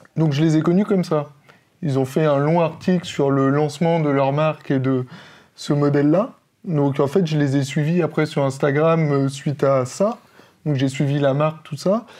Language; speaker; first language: French; native; French